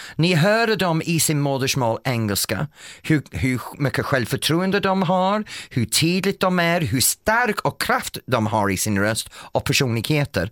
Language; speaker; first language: Swedish; non-native, fluent; English